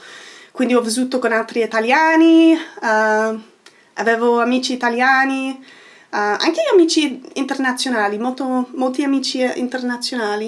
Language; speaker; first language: Italian; non-native, fluent; English